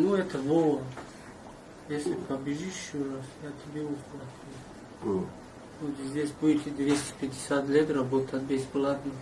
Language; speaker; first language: Russian; non-native, learner; Tajik